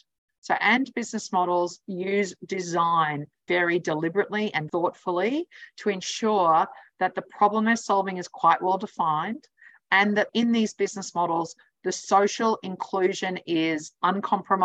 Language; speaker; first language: English; native; English